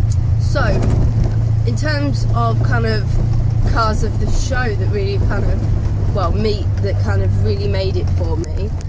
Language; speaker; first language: English; native; English